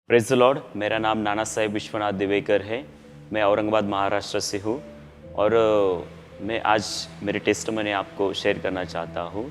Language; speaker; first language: Hindi; non-native, local second language; Marathi